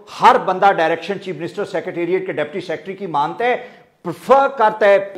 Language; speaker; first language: Urdu; native; Urdu